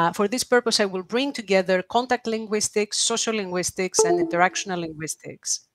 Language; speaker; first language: English; non-native, fluent; Greek